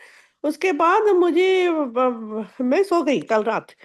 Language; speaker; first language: Hindi; non-native, local second language; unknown